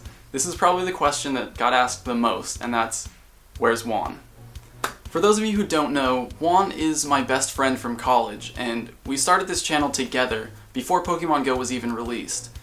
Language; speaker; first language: English; native; English